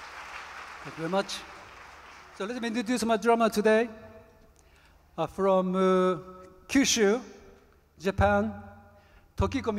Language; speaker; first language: English; non-native, learner; Japanese